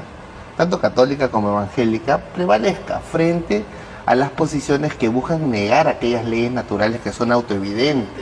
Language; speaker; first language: Spanish; native; Spanish